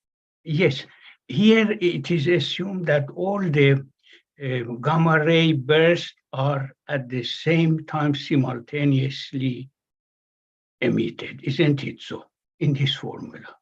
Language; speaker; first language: English; non-native, fluent; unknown